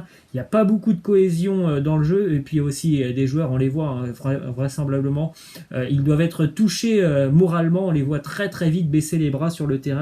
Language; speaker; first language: French; native; French